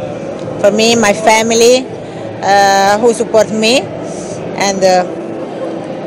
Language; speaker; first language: English; non-native, learner; Italian